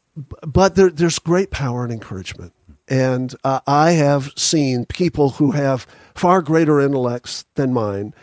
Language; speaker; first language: English; native; English